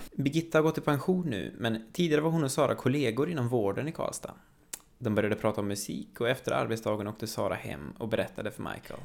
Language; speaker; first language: Swedish; native; Swedish